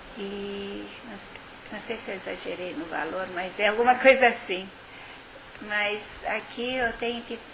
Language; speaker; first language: Portuguese; early bilingual, other home language; Japanese